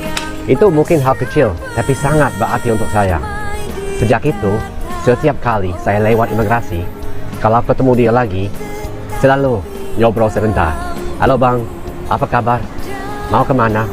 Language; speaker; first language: Indonesian; non-native, fluent; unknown